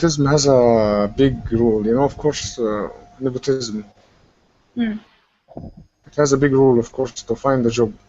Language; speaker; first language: English; non-native, fluent; Arabic